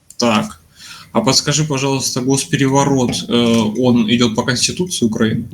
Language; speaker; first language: Russian; native; Russian